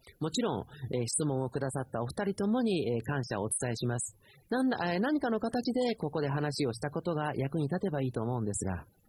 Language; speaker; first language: Japanese; native; Japanese